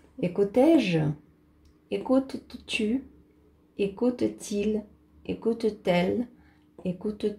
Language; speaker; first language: French; non-native, fluent; Portuguese